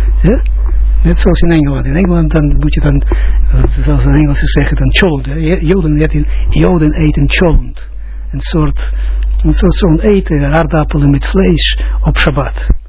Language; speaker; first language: Dutch; non-native, fluent; Russian